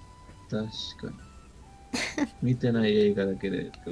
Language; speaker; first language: Japanese; non-native, learner; Spanish